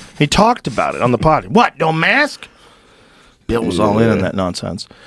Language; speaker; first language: English; native; English